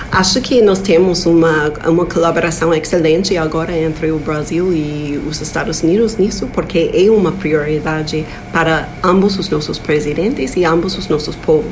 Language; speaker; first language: Portuguese; non-native, fluent; English